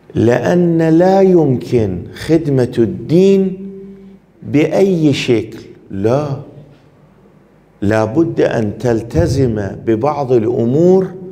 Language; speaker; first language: Arabic; non-native, fluent; Persian